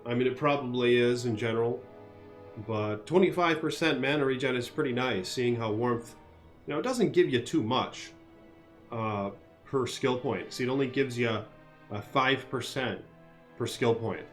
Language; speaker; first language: English; native; English